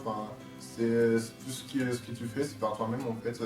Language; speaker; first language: French; non-native, fluent; Spanish